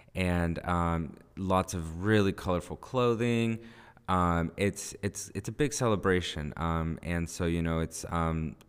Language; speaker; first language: English; early bilingual, other home language; Spanish